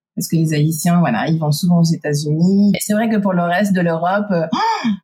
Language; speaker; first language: French; native; French